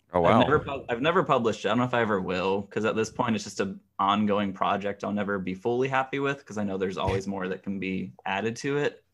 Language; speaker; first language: English; native; English